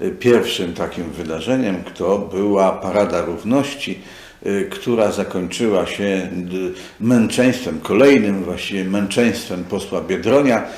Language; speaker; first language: Polish; native; Polish